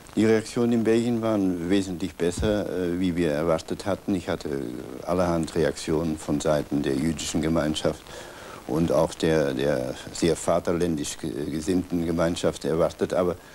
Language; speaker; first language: German; non-native, local second language; Dutch